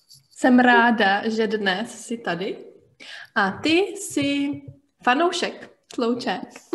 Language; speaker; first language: Czech; native; Czech